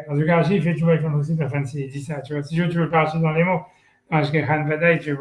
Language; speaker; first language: French; native; French